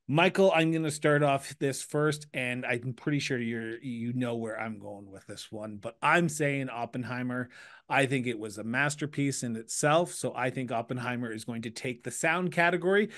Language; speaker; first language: English; native; English